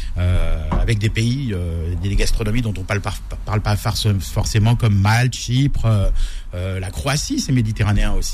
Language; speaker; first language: French; native; French